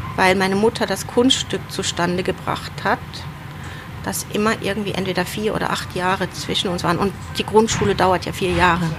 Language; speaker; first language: German; early bilingual, other home language; Turoyo